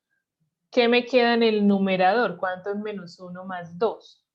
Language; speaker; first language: Spanish; native; Spanish